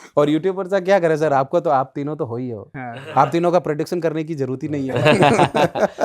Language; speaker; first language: Hindi; native; Hindi